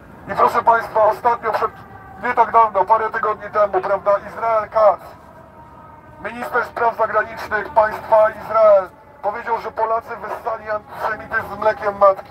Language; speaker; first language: Polish; native; Polish